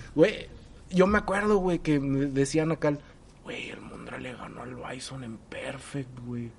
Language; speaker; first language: Spanish; native; Spanish